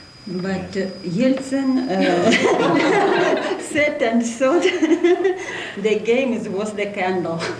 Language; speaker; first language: English; non-native, learner; Russian